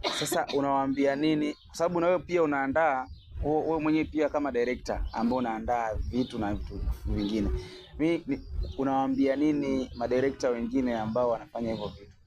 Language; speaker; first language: Swahili; native; Swahili